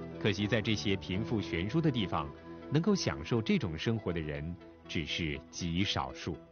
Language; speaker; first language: Chinese; non-native, local second language; Cantonese